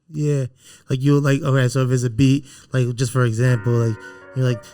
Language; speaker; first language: English; native; English